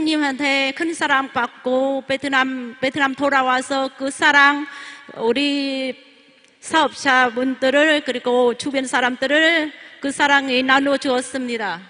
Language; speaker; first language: Korean; non-native, learner; Vietnamese